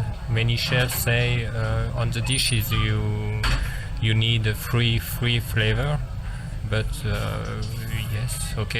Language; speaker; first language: English; non-native, learner; French